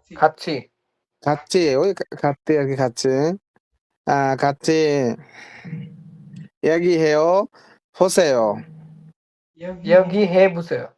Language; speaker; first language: Korean; non-native, learner; Bangla